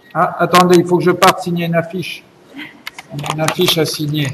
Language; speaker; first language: French; native; French